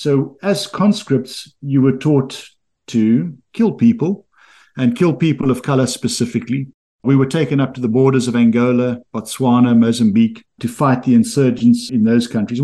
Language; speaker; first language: English; native; English